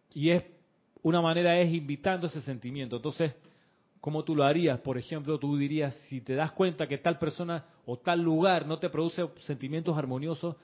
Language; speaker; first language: Spanish; native; Spanish